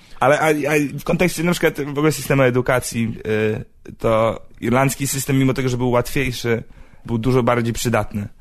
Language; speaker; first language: Polish; early bilingual, heritage; Polish